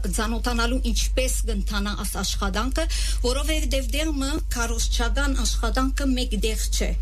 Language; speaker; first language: Armenian; native; Armenian